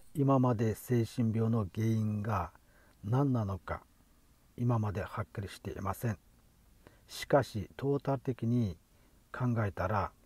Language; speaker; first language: Japanese; non-native, fluent; Uyghur